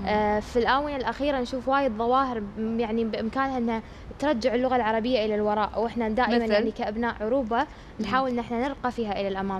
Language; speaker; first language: Arabic; native; Arabic